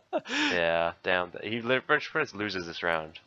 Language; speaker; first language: English; native; English